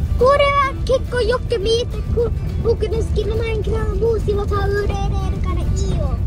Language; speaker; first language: Japanese; early bilingual, heritage; Japanese